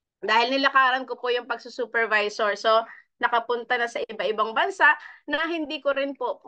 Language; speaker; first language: Filipino; native; Filipino